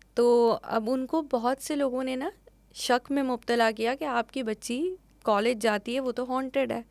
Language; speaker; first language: Urdu; native; Urdu